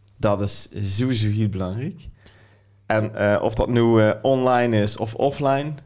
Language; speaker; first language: Dutch; native; Dutch